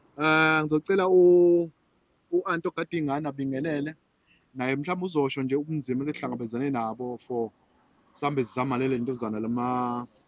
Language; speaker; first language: Zulu; native; Zulu